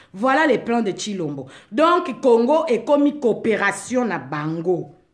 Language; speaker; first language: French; non-native, local second language; Lingala